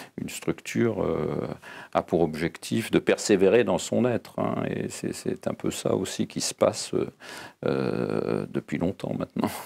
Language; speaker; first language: French; native; French